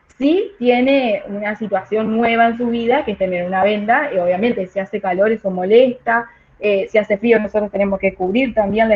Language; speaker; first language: Spanish; native; Spanish